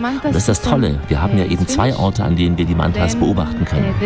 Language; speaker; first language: German; native; German